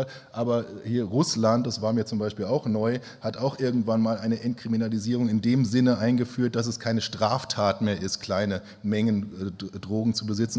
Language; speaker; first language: German; native; German